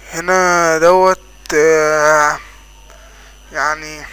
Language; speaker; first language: Arabic; native; Arabic